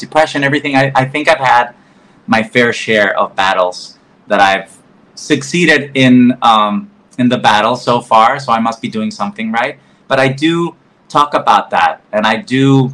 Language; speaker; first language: English; non-native, fluent; Spanish